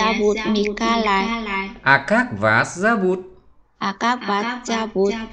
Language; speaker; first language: Russian; non-native, fluent; Vietnamese